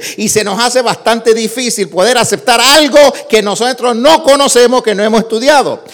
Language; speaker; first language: Spanish; early bilingual, heritage; Spanish